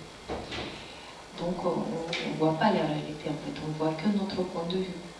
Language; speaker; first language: French; non-native, fluent; Russian